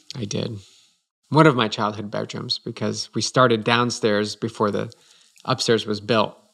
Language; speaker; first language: English; native; English